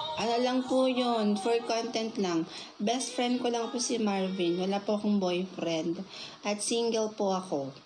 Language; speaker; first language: Filipino; non-native, local second language; Cebuano